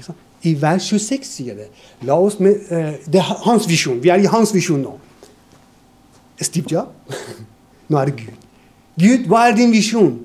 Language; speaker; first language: Norwegian; non-native, fluent; Persian